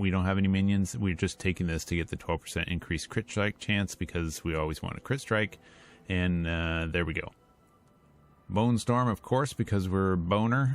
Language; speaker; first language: English; native; English